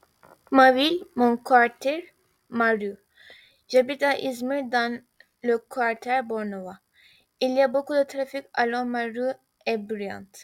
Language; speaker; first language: French; non-native, learner; Turkish